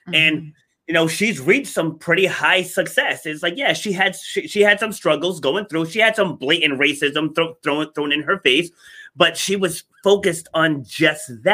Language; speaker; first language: English; native; English